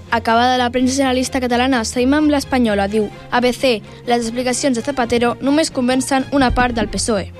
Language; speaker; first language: Catalan; native; Catalan